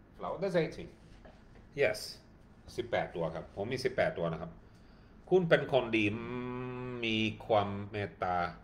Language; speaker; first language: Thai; non-native, learner; Swedish